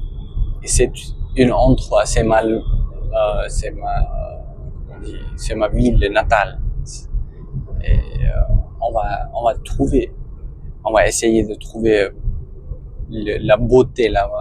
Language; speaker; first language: French; non-native, learner; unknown